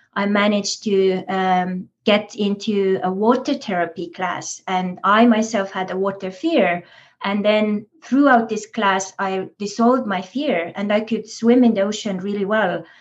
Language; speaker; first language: English; non-native, fluent; Estonian